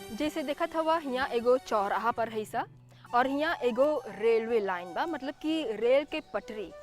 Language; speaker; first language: Bhojpuri; native; Bhojpuri